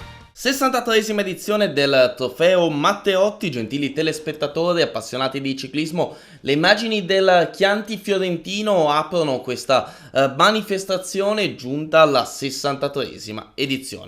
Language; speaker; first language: Italian; native; Italian